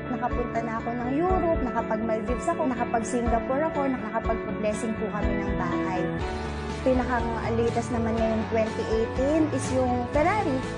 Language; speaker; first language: Filipino; native; Filipino